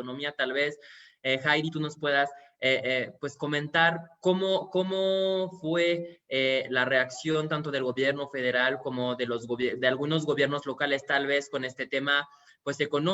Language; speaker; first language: Spanish; native; Spanish